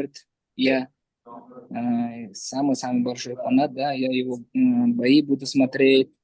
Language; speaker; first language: Russian; non-native, learner; Uzbek